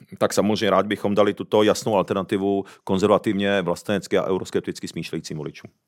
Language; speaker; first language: Czech; early bilingual, other home language; Japanese